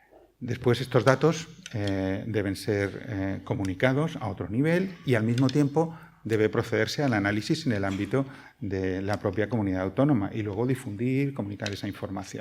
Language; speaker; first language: Spanish; native; Spanish